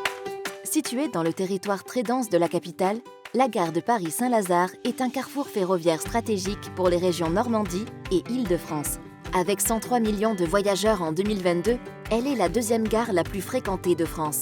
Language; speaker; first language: French; native; French